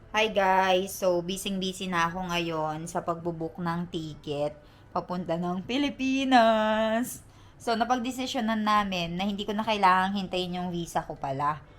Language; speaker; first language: Filipino; non-native, local second language; Cebuano